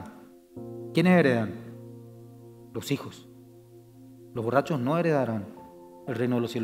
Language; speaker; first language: Spanish; native; Spanish